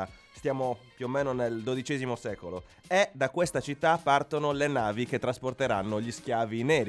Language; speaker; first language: Italian; native; Italian